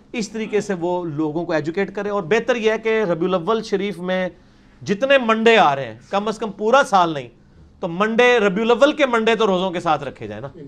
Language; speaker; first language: Urdu; non-native, local second language; Punjabi